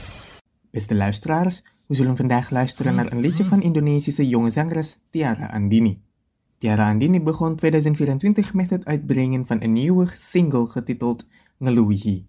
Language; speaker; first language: Dutch; non-native, fluent; Indonesian